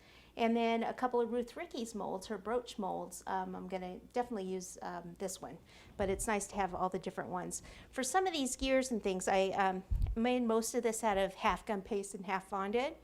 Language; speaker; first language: English; native; English